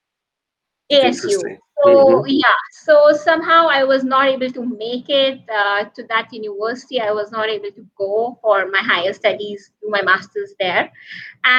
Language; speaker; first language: English; non-native, local second language; Hindi